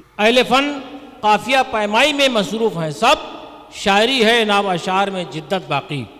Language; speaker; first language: Urdu; native; Urdu